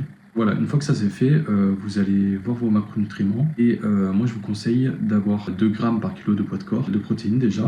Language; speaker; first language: French; native; French